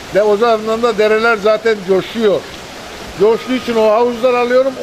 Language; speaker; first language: Turkish; native; Turkish